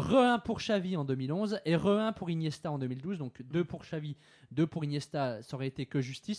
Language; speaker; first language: French; native; French